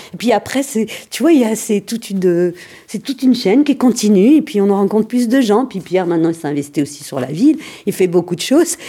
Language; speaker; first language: French; early bilingual, other home language; Arabic